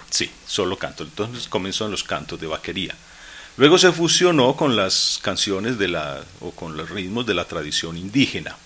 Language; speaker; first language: Spanish; native; Spanish